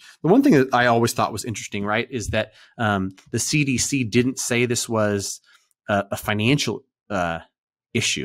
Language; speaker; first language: English; native; English